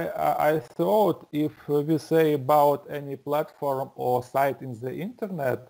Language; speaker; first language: English; non-native, learner; Russian